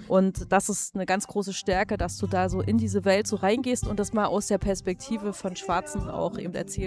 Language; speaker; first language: German; native; German